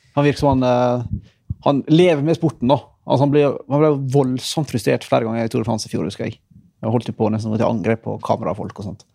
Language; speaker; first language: Norwegian; native; Norwegian